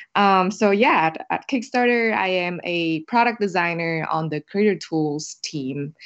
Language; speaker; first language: English; non-native, fluent; Vietnamese